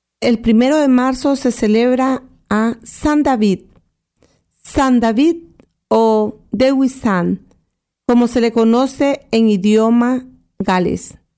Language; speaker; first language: Spanish; native; Spanish